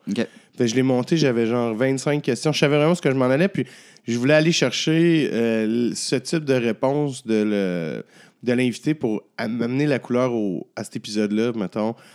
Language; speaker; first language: French; native; French